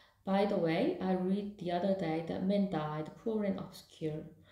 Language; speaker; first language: English; non-native, fluent; Korean